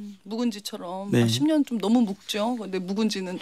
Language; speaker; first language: Korean; native; Korean